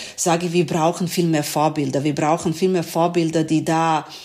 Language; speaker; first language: German; non-native, learner; Serbian